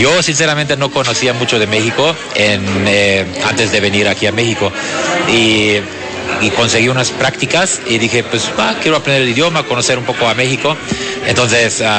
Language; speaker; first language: Spanish; non-native, fluent; German